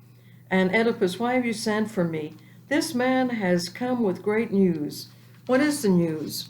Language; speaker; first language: English; native; English